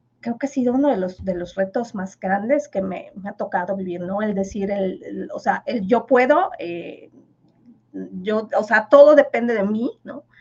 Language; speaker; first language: Spanish; non-native, local second language; Yucateco